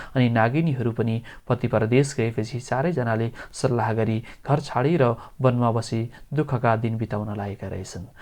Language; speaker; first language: Nepali; native; Nepali